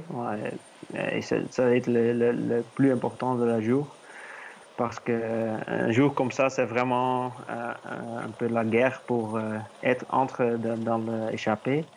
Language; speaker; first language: French; non-native, learner; Dutch